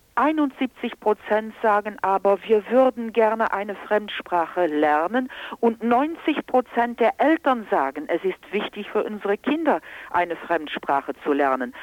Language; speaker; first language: German; non-native, local second language; Luxembourgish